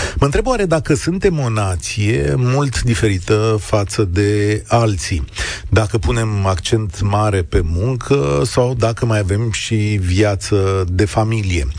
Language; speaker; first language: Romanian; native; Romanian